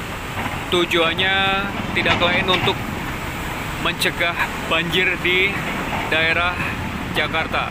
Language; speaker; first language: Indonesian; non-native, local second language; Javanese